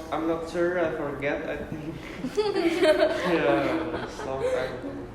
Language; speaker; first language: English; non-native, learner; Indonesian